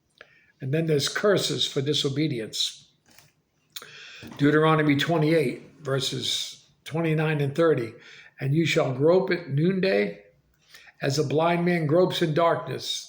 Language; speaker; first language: English; native; English